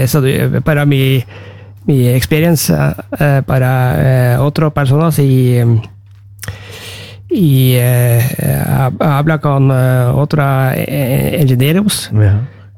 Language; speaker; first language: Spanish; non-native, learner; Norwegian